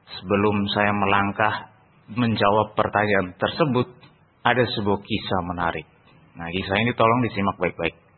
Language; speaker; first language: Indonesian; non-native, local second language; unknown